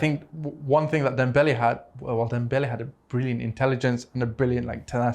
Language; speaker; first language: English; native; English